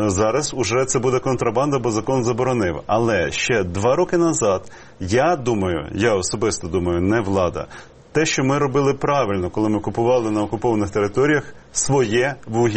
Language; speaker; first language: Ukrainian; native; Ukrainian